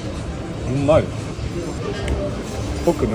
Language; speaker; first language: Japanese; non-native, learner; French